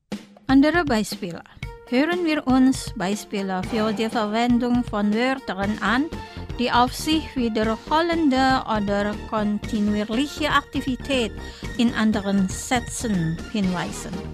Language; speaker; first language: German; non-native, fluent; Indonesian